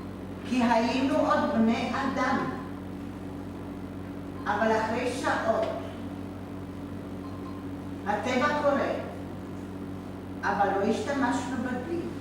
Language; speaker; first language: Hebrew; non-native, fluent; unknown